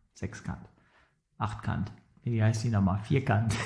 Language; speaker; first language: German; native; German